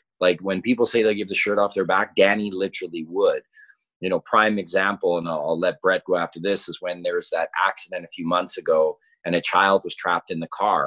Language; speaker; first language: English; native; English